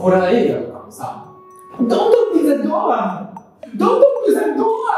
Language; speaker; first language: Japanese; early bilingual, other home language; Russian